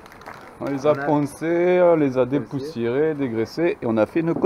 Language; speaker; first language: French; native; French